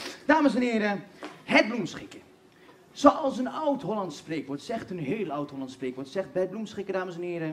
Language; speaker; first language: Dutch; native; Dutch